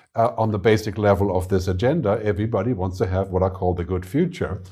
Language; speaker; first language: English; non-native, fluent; German